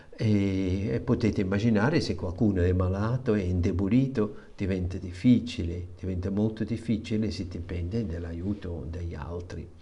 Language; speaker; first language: Italian; non-native, fluent; German